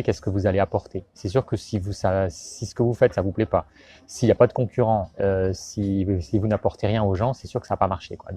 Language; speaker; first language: French; native; French